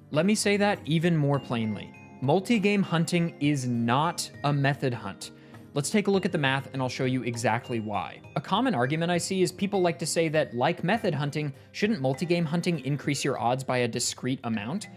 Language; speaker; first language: English; native; English